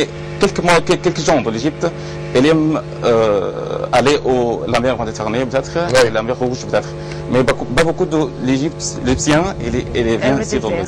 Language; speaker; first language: French; non-native, learner; Arabic